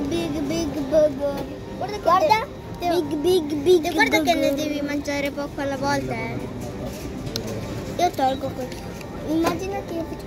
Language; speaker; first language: Italian; early bilingual, other home language; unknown